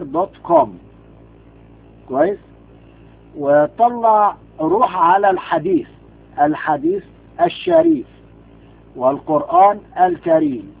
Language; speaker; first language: Arabic; native; Arabic